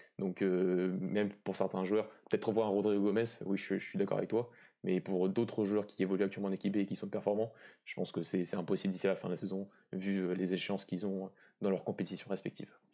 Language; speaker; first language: French; native; French